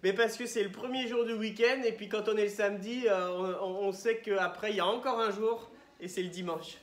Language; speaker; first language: French; native; French